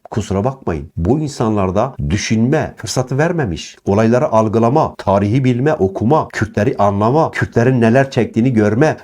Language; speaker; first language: Turkish; non-native, local second language; Kurdish